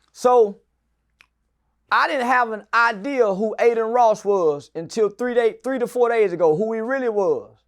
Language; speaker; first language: English; native; English